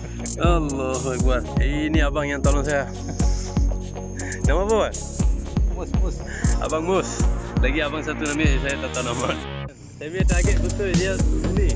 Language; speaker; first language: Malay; non-native, learner; Bangla